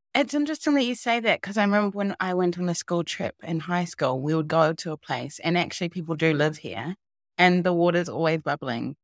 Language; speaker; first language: English; native; English